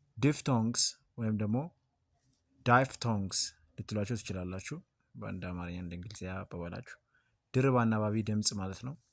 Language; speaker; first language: Amharic; native; Amharic